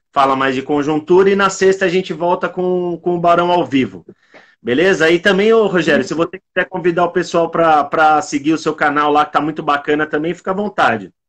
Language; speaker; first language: Portuguese; native; Portuguese